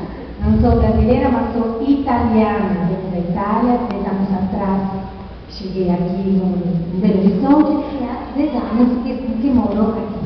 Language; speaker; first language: Portuguese; non-native, fluent; Italian